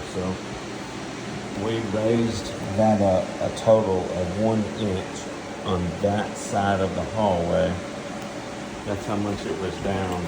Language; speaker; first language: English; native; English